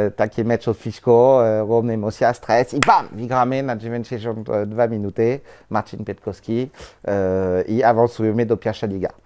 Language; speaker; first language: Polish; non-native, learner; French